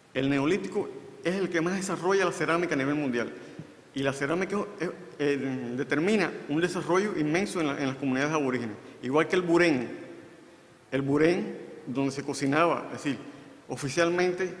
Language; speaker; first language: Spanish; native; Spanish